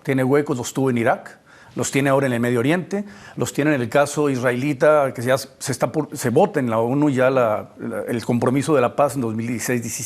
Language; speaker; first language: Spanish; native; Spanish